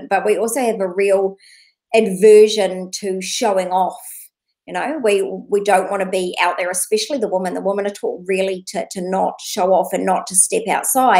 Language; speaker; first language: English; native; English